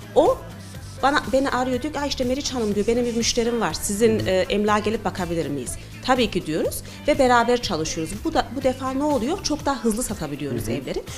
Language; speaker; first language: Turkish; early bilingual, heritage; Turkish